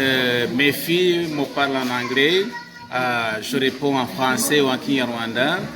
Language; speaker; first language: French; non-native, local second language; Kinyarwanda